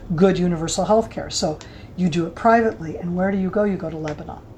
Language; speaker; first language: English; native; English